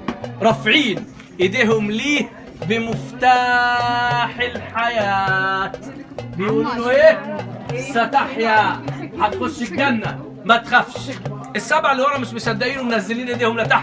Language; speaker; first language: Arabic; native; Arabic